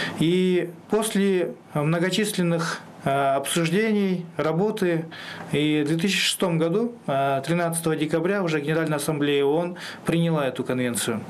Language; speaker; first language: Russian; non-native, local second language; Kyrgyz